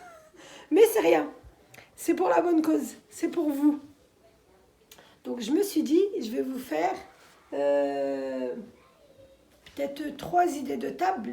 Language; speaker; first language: French; native; French